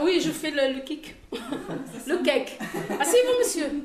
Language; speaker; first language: French; non-native, local second language; Arabic